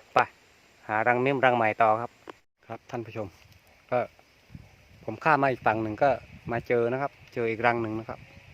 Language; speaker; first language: Thai; native; Thai